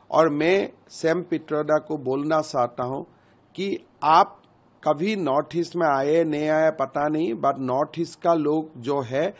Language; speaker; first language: Hindi; non-native, local second language; Assamese